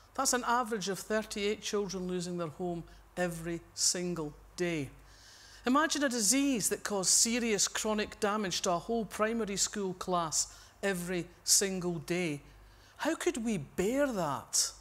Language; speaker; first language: English; native; English